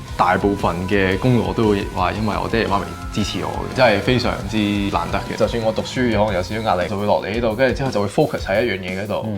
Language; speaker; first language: Cantonese; early bilingual, heritage; Cantonese